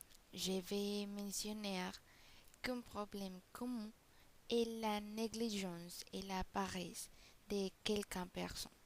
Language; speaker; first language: French; non-native, learner; Spanish